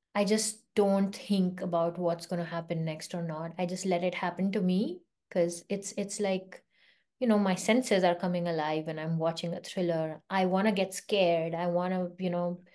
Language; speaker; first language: English; non-native, local second language; Hindi